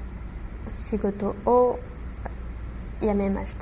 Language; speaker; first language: Japanese; non-native, learner; Spanish